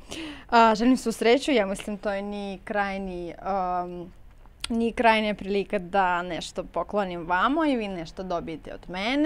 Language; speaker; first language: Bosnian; non-native, learner; Russian